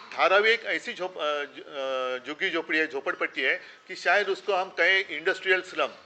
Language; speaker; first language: Hindi; non-native, local second language; Marathi